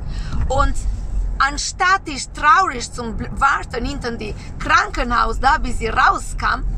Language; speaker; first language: German; non-native, learner; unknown